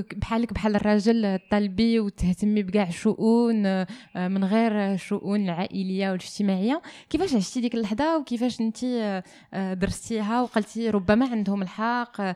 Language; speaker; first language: Arabic; native; Arabic